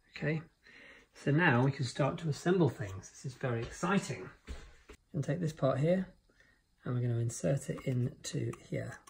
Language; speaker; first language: English; native; English